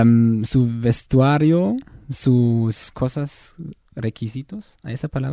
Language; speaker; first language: Spanish; non-native, fluent; German